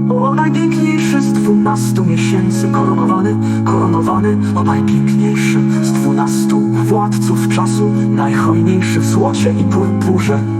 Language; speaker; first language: Polish; native; Polish